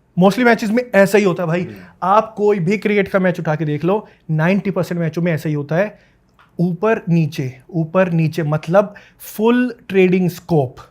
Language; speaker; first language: Hindi; native; Hindi